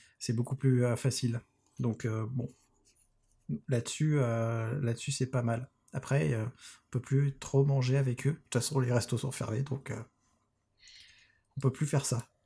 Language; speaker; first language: French; native; French